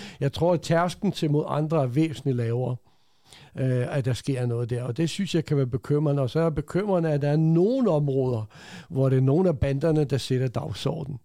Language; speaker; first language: Danish; early bilingual, other home language; Croatian